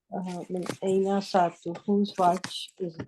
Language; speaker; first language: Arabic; non-native, learner; Urdu